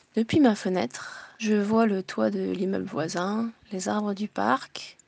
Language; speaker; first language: French; early bilingual, heritage; Japanese